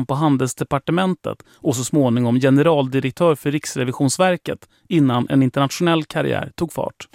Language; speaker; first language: Swedish; native; Swedish